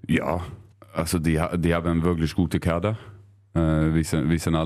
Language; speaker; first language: German; non-native, learner; Swedish